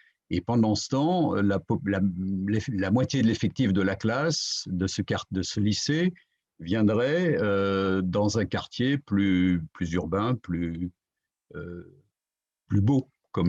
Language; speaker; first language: French; native; French